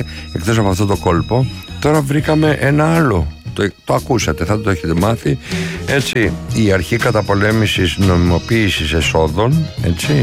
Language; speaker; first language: Greek; native; Greek